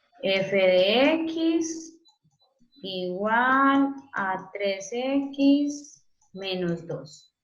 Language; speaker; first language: Spanish; native; Spanish